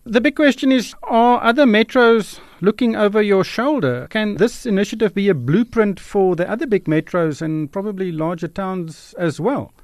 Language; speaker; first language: English; non-native, local second language; Afrikaans